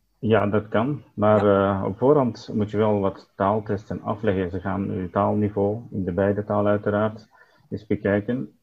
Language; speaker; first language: Dutch; non-native, fluent; Turkish